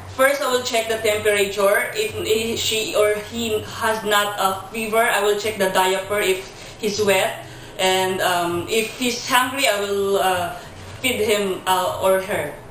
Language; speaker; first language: English; non-native, local second language; Cebuano